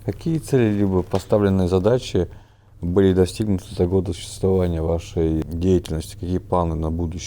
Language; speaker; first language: Russian; non-native, local second language; Chechen